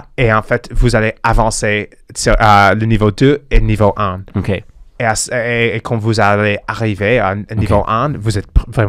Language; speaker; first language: French; non-native, fluent; English